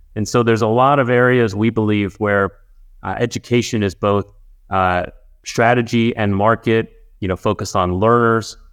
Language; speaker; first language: English; native; English